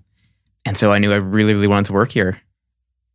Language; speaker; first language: English; native; English